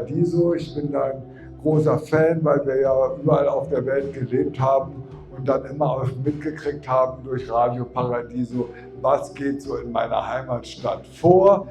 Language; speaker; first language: German; native; German